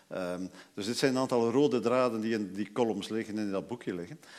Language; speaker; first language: Dutch; native; Dutch